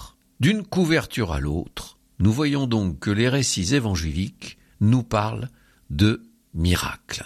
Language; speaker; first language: French; native; French